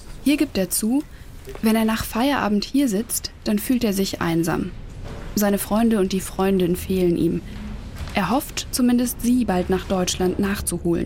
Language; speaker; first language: German; native; German